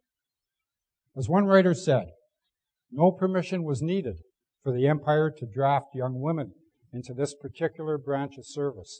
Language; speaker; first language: English; native; English